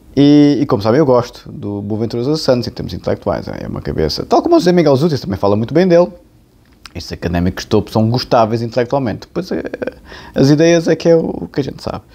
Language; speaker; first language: Portuguese; native; Portuguese